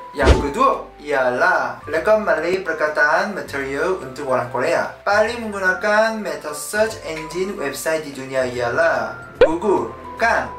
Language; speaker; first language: Malay; non-native, learner; Korean